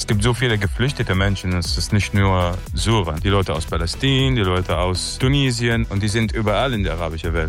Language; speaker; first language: German; non-native, fluent; Arabic